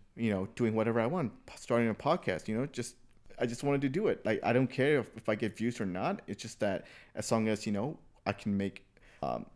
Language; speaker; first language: English; early bilingual, other home language; Burmese